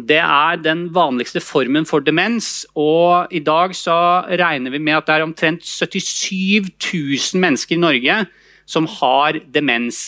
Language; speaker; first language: Norwegian; native; Norwegian